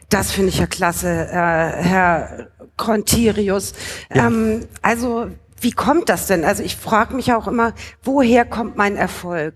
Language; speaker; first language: German; native; German